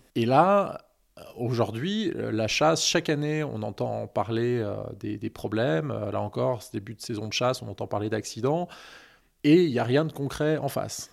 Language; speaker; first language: French; native; French